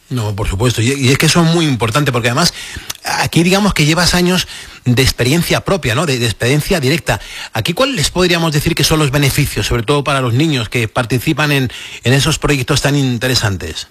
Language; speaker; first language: Spanish; native; Spanish